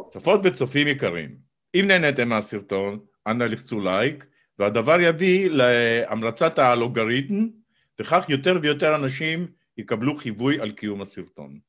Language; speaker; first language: Hebrew; native; Hebrew